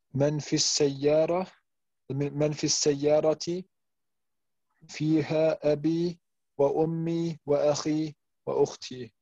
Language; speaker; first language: Arabic; non-native, learner; German